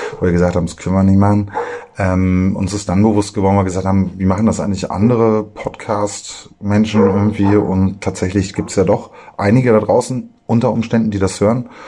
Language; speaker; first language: German; native; German